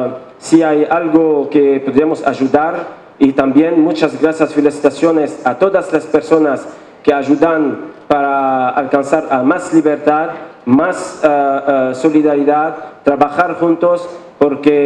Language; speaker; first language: Spanish; non-native, fluent; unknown